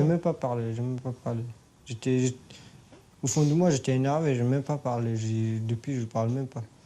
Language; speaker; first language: French; non-native, fluent; Persian